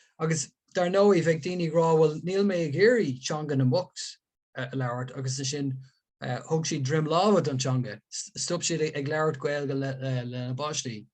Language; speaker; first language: Irish; non-native, local second language; English